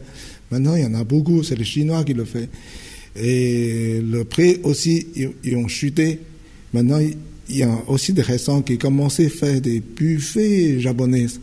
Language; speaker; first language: French; non-native, fluent; Chinese